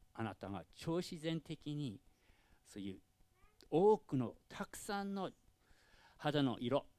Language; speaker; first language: Japanese; non-native, fluent; English